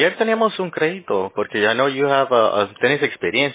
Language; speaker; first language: Spanish; early bilingual, heritage; Spanish